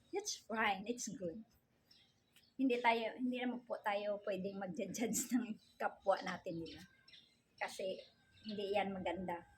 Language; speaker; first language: Filipino; non-native, local second language; Cebuano